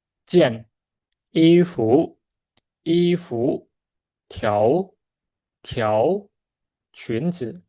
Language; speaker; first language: Chinese; non-native, fluent; Khmer